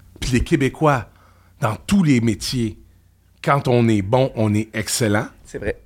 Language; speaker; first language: French; native; French